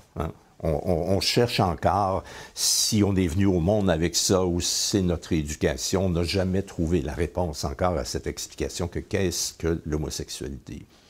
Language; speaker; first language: French; native; French